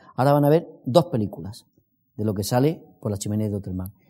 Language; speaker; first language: Spanish; native; Spanish